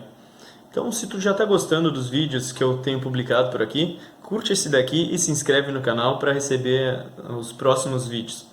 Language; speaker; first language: Portuguese; native; Portuguese